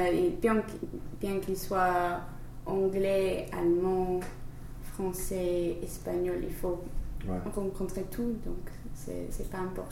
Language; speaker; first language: French; non-native, learner; English